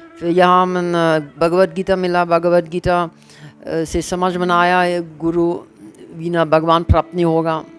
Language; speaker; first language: Hindi; non-native, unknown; German